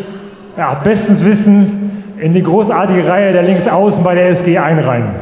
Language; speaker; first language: German; native; German